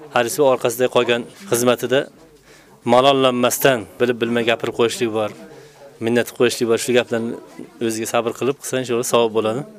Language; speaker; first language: Uzbek; native; Uzbek